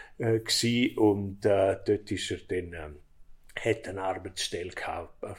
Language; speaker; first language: German; non-native, local second language; Romansh